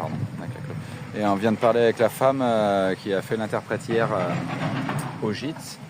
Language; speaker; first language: French; native; French